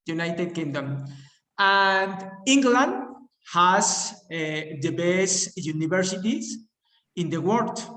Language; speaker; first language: English; non-native, learner; Spanish